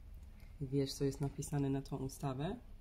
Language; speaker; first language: Polish; non-native, learner; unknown